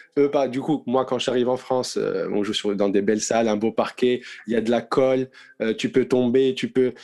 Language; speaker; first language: French; non-native, local second language; Arabic